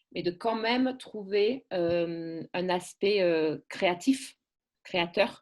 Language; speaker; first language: French; native; French